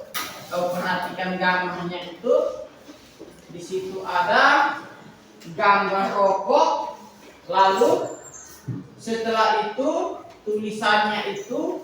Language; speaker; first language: Indonesian; native; Indonesian